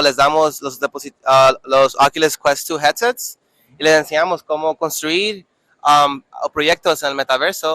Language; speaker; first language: Spanish; early bilingual, heritage; Spanish